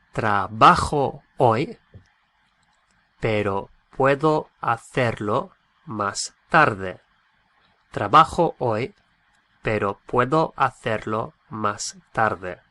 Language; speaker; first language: Spanish; non-native, fluent; English